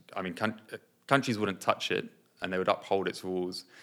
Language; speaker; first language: English; native; English